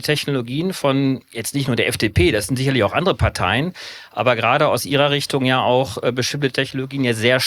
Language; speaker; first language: German; native; German